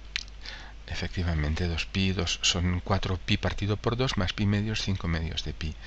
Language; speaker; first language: Spanish; native; Spanish